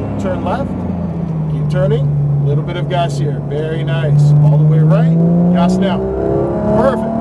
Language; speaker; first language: English; native; English